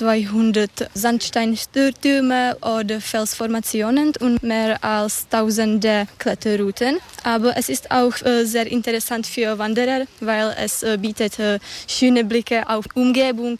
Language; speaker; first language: German; non-native, learner; Czech